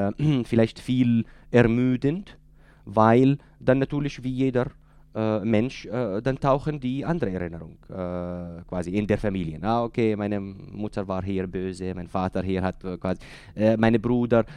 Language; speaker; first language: German; non-native, fluent; Arabic